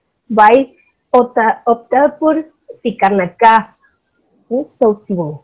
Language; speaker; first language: Portuguese; non-native, learner; Spanish